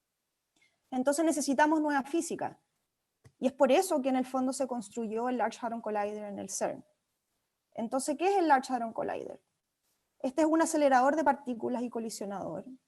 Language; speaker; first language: Spanish; native; Spanish